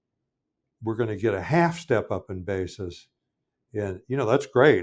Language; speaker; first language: English; native; English